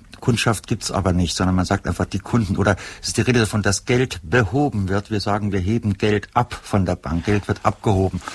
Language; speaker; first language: German; native; German